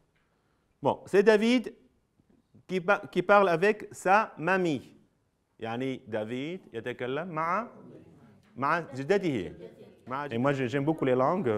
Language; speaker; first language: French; non-native, fluent; Arabic